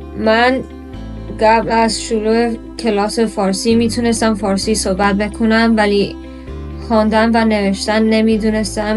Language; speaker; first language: Persian; early bilingual, heritage; Persian